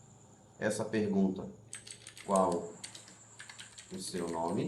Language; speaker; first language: Portuguese; native; Portuguese